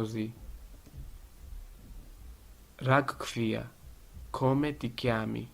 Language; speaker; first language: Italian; non-native, learner; Georgian